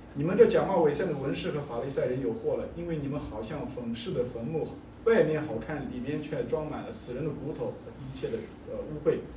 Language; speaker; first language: Chinese; native; Chinese